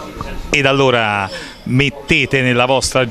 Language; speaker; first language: Italian; native; Italian